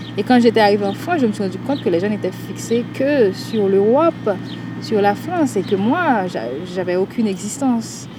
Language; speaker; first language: French; non-native, local second language; Haitian Creole